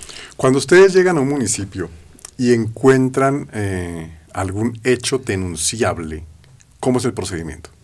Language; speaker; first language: Spanish; native; Spanish